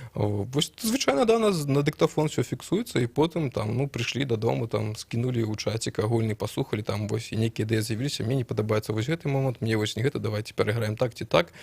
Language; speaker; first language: Belarusian; non-native, local second language; Russian